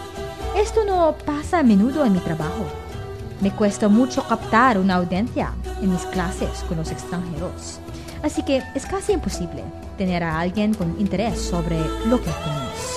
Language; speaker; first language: Spanish; non-native, fluent; Filipino